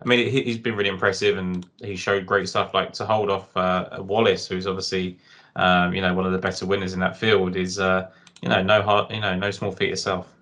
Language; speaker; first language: English; native; English